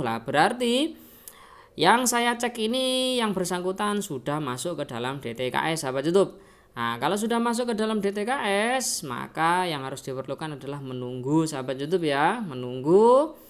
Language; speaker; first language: Indonesian; native; Indonesian